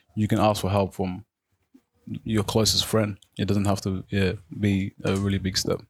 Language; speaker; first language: English; non-native, local second language; Arabic